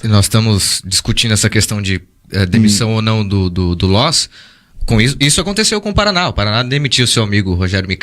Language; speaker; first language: Portuguese; native; Portuguese